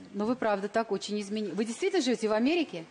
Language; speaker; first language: Russian; native; Russian